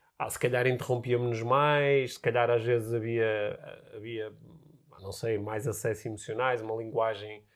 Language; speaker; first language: Portuguese; native; Portuguese